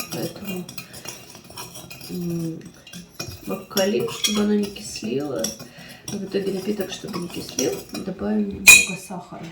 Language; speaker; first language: Russian; non-native, fluent; Ukrainian